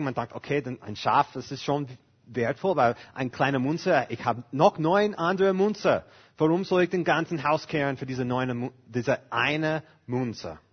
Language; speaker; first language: German; non-native, fluent; English